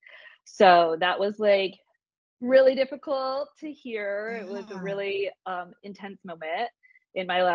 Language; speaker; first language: English; native; English